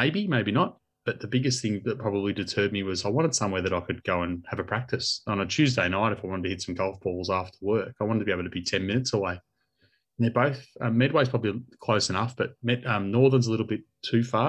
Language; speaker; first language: English; native; English